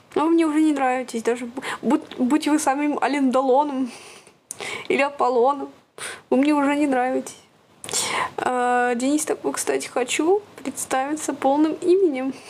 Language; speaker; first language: Russian; native; Russian